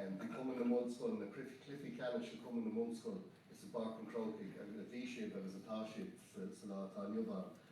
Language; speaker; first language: Irish; non-native, local second language; English